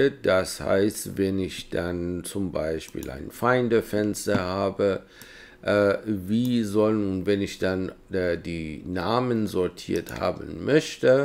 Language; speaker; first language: German; non-native, fluent; Persian